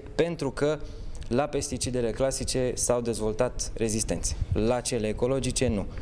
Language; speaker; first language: Romanian; native; Romanian